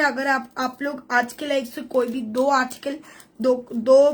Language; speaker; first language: Hindi; non-native, local second language; Bangla